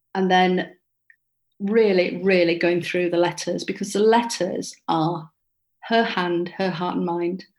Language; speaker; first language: English; native; English